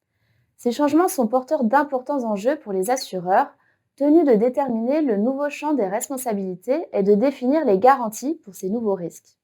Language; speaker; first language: French; native; French